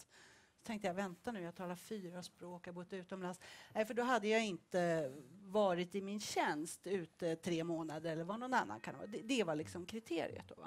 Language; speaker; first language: Swedish; native; Swedish